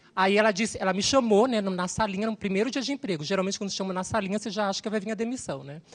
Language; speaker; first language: Portuguese; native; Portuguese